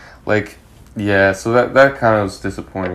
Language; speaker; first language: English; native; English